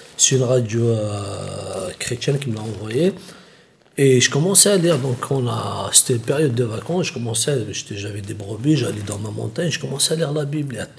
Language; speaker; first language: French; non-native, local second language; Kabyle